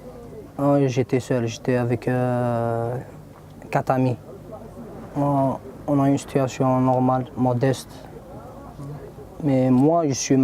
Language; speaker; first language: French; non-native, local second language; Berber languages